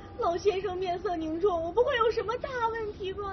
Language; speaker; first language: Chinese; native; Chinese